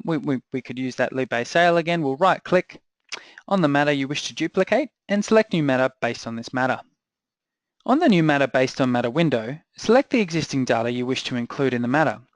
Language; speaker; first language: English; native; English